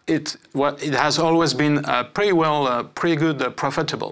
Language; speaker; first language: English; non-native, fluent; French